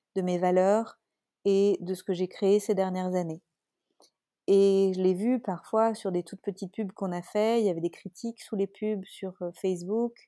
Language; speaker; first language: French; native; French